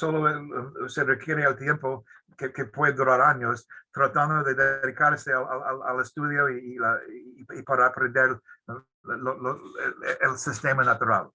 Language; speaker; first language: Spanish; non-native, fluent; English